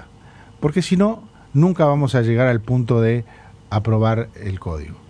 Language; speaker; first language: Spanish; native; Spanish